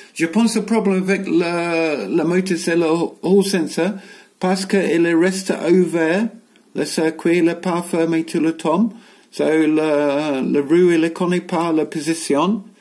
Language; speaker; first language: French; non-native, learner; English